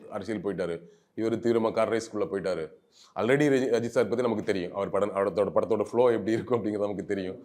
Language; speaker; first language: Tamil; native; Tamil